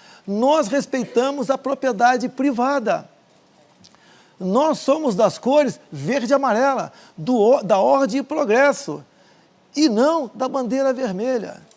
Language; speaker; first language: Portuguese; native; Portuguese